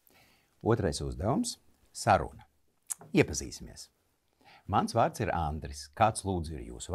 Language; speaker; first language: Latvian; native; Latvian